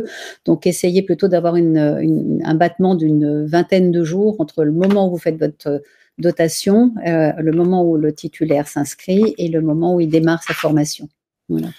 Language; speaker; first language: French; native; French